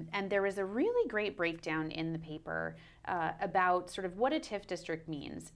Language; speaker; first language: English; native; English